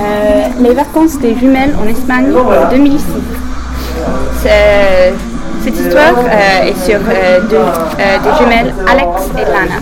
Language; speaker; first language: French; non-native, learner; English